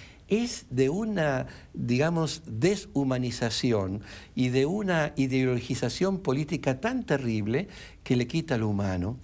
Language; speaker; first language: Spanish; native; Spanish